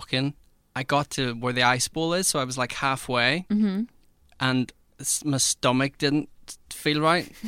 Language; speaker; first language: English; native; English